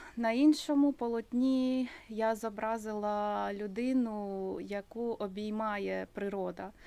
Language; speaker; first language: Ukrainian; native; Ukrainian